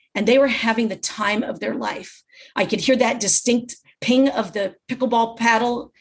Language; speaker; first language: English; native; English